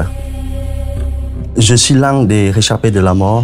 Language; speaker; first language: French; non-native, fluent; Khmer